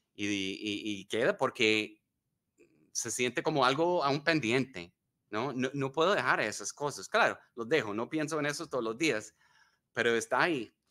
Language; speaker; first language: Spanish; non-native, fluent; English